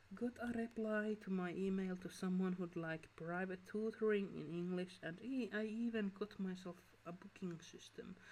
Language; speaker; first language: English; non-native, fluent; Finnish